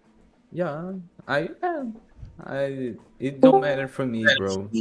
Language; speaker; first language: English; non-native, learner; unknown